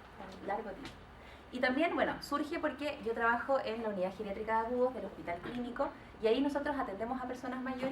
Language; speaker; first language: Spanish; native; Spanish